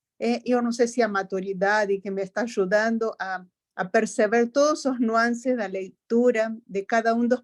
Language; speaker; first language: Portuguese; non-native, fluent; Spanish